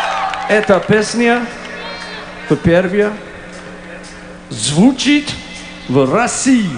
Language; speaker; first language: Russian; non-native, learner; English